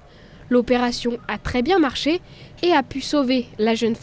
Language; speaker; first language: French; native; French